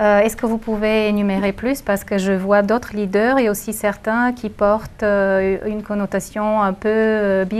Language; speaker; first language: French; non-native, fluent; Bulgarian